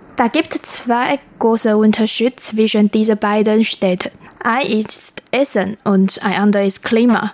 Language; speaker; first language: German; non-native, learner; Chinese